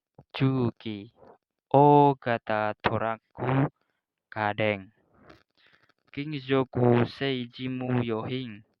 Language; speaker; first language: Japanese; non-native, learner; Indonesian